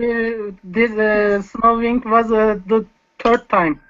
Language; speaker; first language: English; non-native, learner; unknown